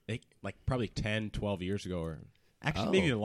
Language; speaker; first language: English; native; English